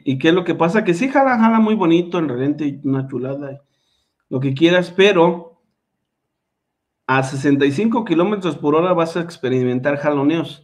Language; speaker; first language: Spanish; native; Spanish